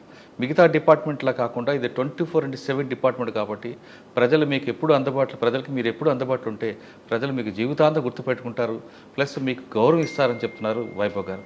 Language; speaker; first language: Telugu; native; Telugu